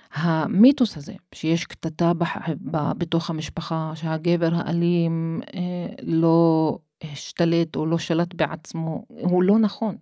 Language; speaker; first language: Hebrew; non-native, local second language; Arabic